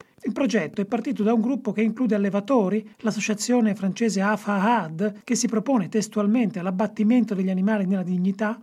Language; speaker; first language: Italian; native; Italian